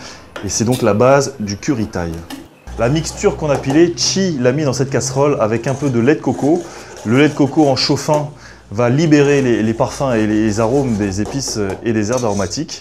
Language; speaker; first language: French; native; French